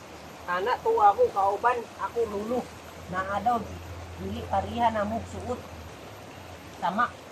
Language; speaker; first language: Cebuano; non-native, local second language; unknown